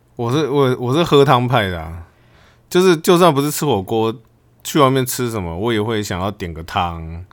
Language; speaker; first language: Chinese; native; Chinese